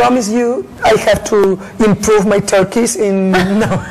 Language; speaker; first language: English; non-native, learner; Spanish